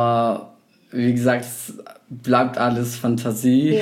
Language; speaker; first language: German; non-native, fluent; Arabic